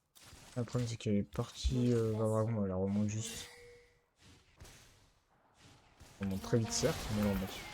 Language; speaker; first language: French; native; French